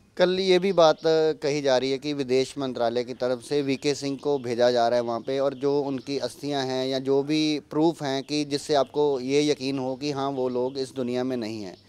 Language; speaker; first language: Hindi; non-native, local second language; Punjabi